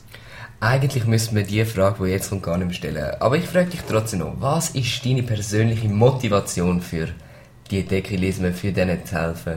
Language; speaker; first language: German; native; German